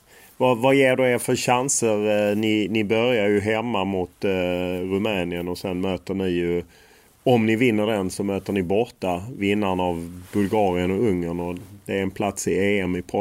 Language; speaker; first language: Swedish; native; Swedish